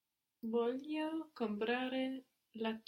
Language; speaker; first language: Italian; non-native, learner; English